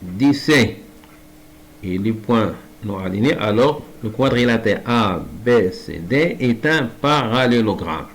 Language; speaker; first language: French; non-native, local second language; Arabic